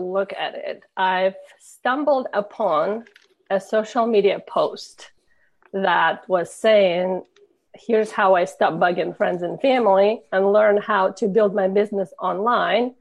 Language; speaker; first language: English; non-native, fluent; Russian